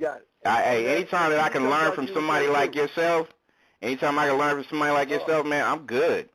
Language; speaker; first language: English; native; English